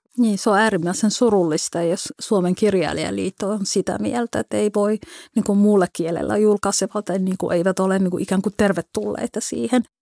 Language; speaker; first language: Finnish; early bilingual, other home language; Somali